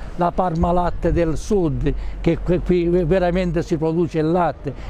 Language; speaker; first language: Italian; native; Italian